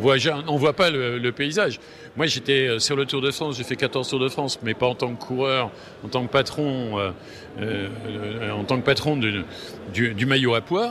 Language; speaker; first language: French; native; French